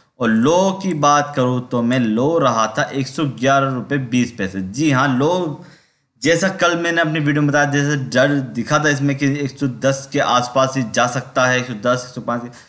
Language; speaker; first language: Hindi; native; Hindi